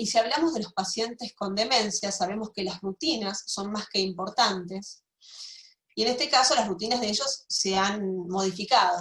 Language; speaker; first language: Spanish; native; Spanish